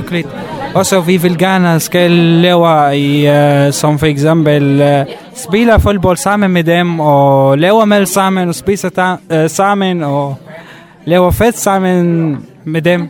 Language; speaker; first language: Danish; non-native, learner; Arabic